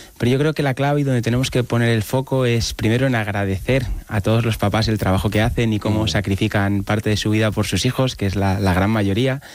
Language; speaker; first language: Spanish; native; Spanish